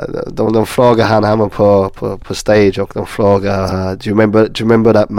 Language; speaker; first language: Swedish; non-native, learner; English